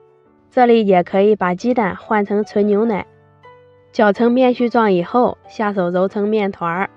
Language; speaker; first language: Chinese; native; Chinese